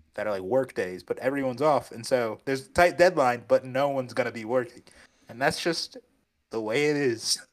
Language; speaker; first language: English; native; English